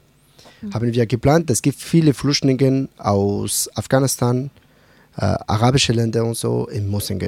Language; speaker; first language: German; non-native, learner; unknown